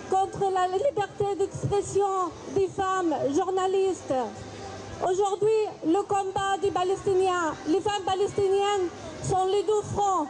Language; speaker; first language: French; non-native, fluent; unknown